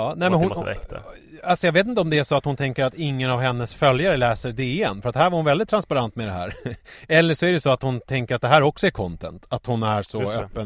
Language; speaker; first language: Swedish; native; Swedish